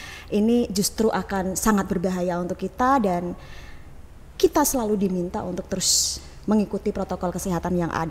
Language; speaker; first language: Indonesian; native; Indonesian